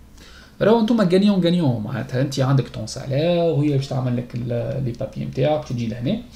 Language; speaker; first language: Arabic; native; Arabic